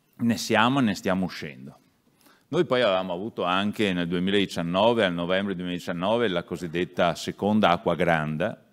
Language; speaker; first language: Italian; native; Italian